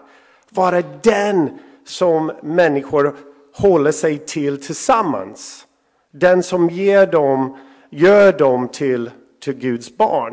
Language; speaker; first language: Swedish; non-native, fluent; English